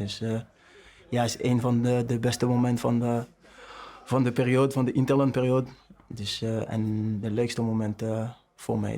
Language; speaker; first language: Dutch; non-native, learner; French